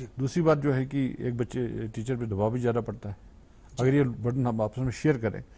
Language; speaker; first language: Urdu; non-native, local second language; Kashmiri